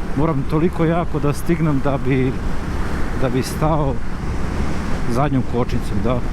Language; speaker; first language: Serbian; native; Serbian